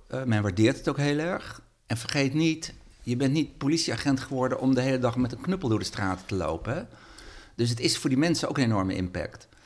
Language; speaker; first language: Dutch; native; Dutch